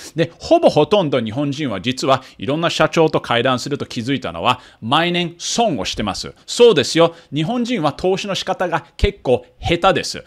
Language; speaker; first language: Japanese; early bilingual, heritage; Japanese